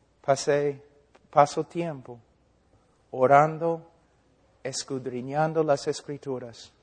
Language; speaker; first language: Spanish; non-native, fluent; English